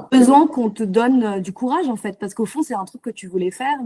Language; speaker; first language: French; native; French